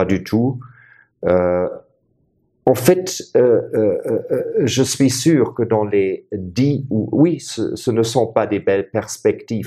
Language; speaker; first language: French; non-native, fluent; German